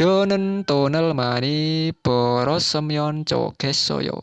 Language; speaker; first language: Korean; non-native, learner; Indonesian